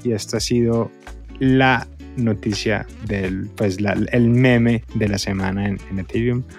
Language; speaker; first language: Spanish; native; Spanish